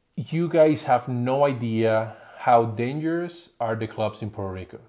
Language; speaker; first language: English; non-native, fluent; Spanish